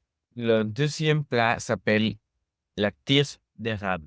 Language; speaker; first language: French; non-native, learner; English